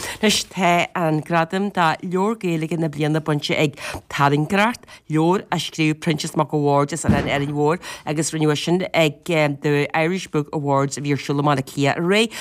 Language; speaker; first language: Irish; native; Irish